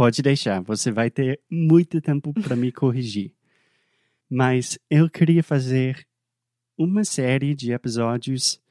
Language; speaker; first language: Portuguese; non-native, fluent; English